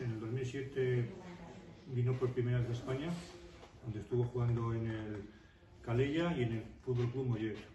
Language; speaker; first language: Spanish; native; Spanish